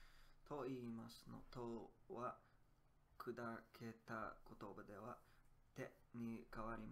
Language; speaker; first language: Japanese; non-native, learner; English